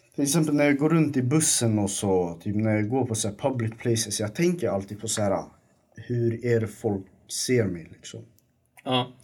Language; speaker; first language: Swedish; early bilingual, other home language; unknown